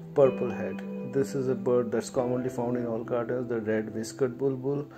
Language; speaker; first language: English; non-native, local second language; Hindi